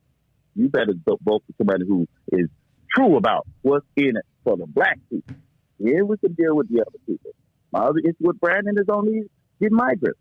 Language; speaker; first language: English; native; English